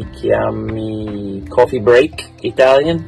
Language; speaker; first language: Italian; non-native, learner; English